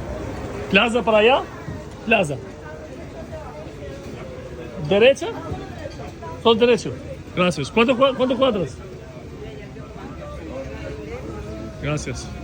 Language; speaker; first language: Spanish; non-native, learner; Albanian